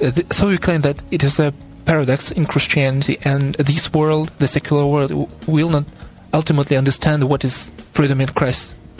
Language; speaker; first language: English; non-native, fluent; Ukrainian